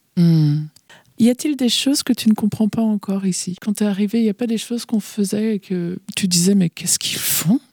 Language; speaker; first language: French; native; French